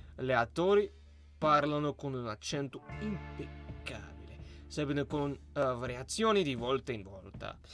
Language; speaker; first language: Italian; non-native, learner; Russian